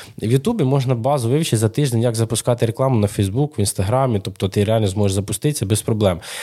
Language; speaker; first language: Ukrainian; non-native, local second language; Russian